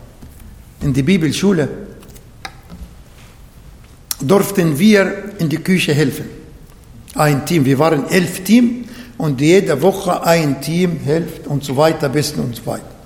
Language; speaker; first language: German; non-native, fluent; Arabic